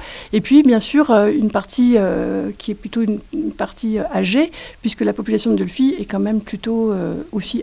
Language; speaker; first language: French; native; French